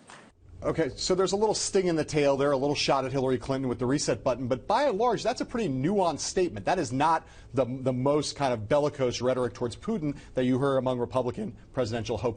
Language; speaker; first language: English; native; English